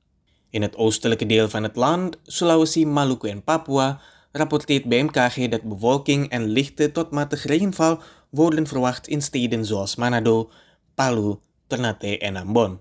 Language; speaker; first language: Dutch; non-native, fluent; Indonesian